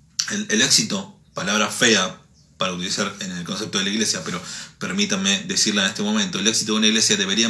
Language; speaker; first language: Spanish; native; Spanish